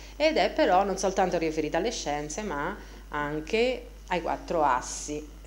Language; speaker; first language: Italian; native; Italian